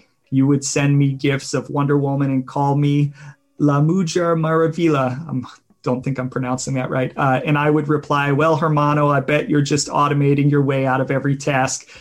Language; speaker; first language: English; native; English